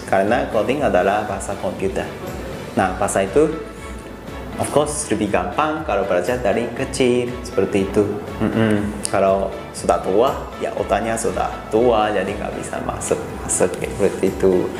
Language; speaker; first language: Indonesian; non-native, fluent; Japanese